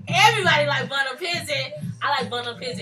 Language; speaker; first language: English; early bilingual, other home language; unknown